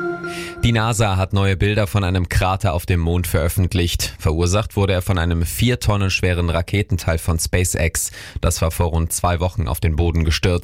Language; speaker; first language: German; native; German